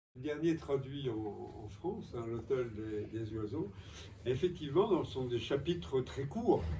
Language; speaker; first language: French; native; French